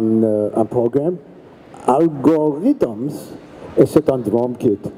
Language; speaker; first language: French; non-native, learner; English